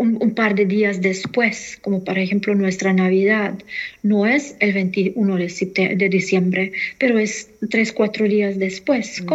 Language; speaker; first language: Spanish; non-native, fluent; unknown